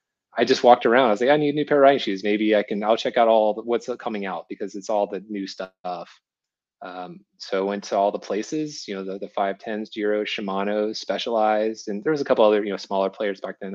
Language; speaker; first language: English; native; English